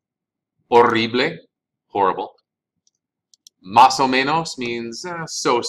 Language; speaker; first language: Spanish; non-native, fluent; English